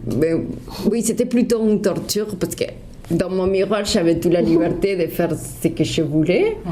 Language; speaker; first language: French; non-native, fluent; Spanish